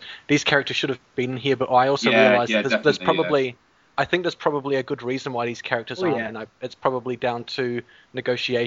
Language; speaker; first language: English; native; English